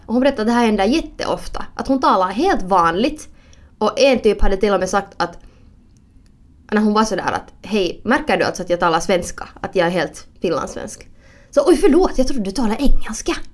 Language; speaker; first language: Swedish; native; Swedish